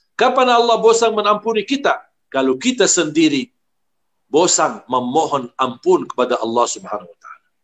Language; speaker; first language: Malay; non-native, fluent; Arabic